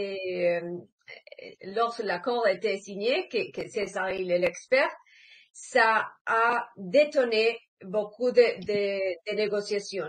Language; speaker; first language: French; non-native, fluent; Spanish